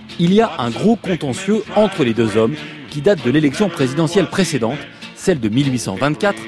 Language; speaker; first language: French; native; French